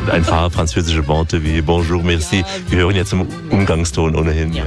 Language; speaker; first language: German; native; German